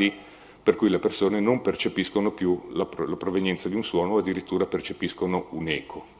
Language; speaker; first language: Italian; native; Italian